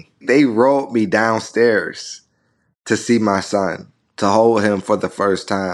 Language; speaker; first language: English; native; English